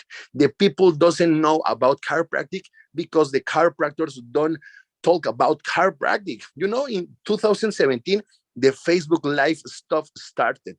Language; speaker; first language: English; non-native, learner; Spanish